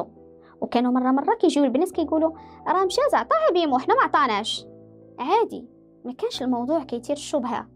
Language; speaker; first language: Arabic; native; Arabic